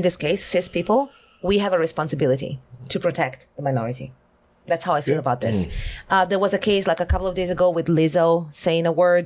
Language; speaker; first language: English; non-native, fluent; Italian